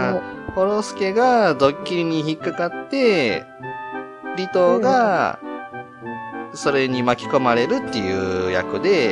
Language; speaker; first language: Japanese; native; Japanese